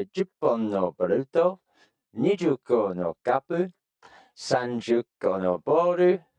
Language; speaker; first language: Japanese; non-native, learner; English